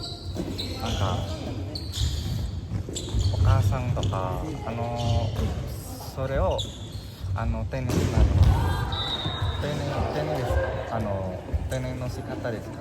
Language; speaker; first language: Japanese; non-native, learner; Indonesian